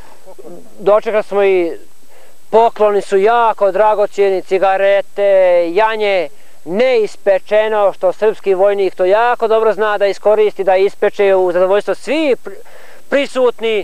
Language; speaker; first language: Croatian; native; Croatian